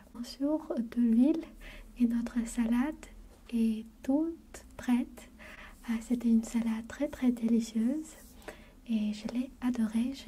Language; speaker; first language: French; non-native, fluent; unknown